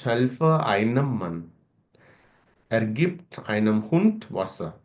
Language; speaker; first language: German; non-native, learner; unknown